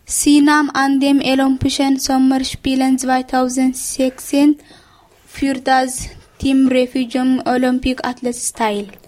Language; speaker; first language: German; non-native, learner; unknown